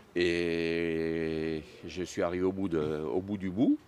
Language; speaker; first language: French; native; French